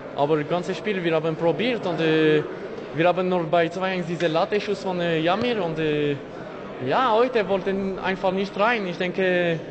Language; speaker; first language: German; non-native, local second language; French